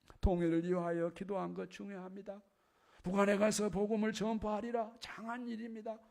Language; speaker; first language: Korean; native; Korean